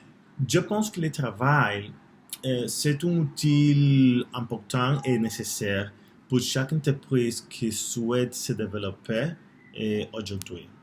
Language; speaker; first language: French; non-native, learner; Spanish